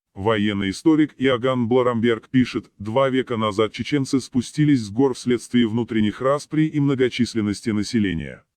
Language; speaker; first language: Russian; non-native, local second language; Chechen